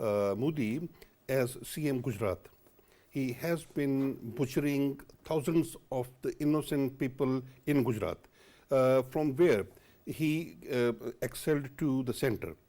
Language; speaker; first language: English; non-native, local second language; Urdu